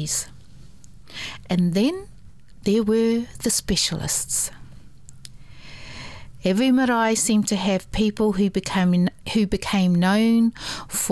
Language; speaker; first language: English; native; English